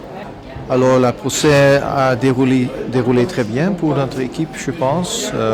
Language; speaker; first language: French; non-native, learner; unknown